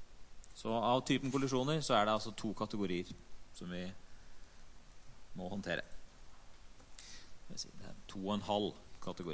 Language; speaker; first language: Norwegian; native; Norwegian